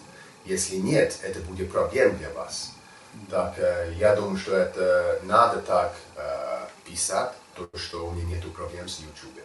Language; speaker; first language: Russian; non-native, learner; English